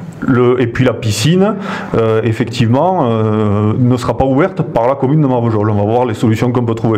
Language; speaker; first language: French; native; French